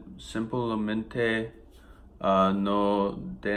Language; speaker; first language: Spanish; non-native, learner; English